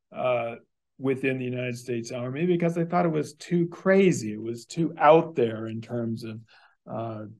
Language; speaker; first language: English; native; English